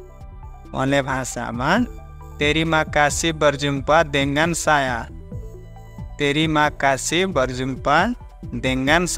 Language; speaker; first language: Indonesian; non-native, learner; Nepali